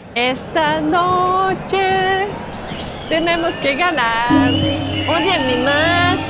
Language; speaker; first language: Spanish; non-native, fluent; Russian